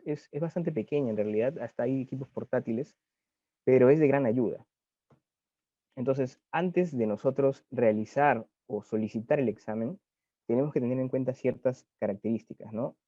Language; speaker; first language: Spanish; native; Spanish